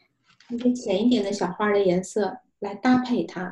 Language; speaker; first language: Chinese; native; Chinese